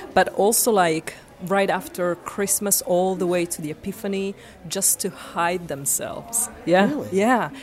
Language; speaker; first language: English; non-native, fluent; Italian